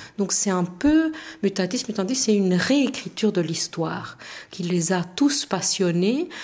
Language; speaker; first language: French; non-native, fluent; Romanian